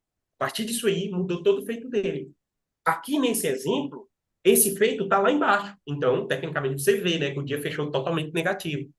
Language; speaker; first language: Portuguese; native; Portuguese